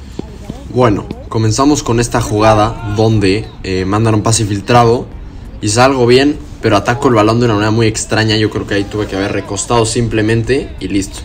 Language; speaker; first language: Spanish; native; Spanish